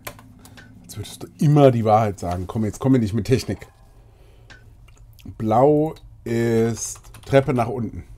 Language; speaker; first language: German; native; German